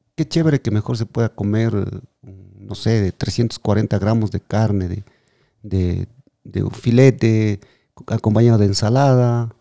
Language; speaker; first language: Spanish; native; Spanish